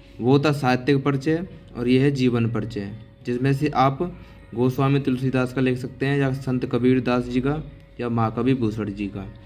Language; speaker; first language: Hindi; native; Hindi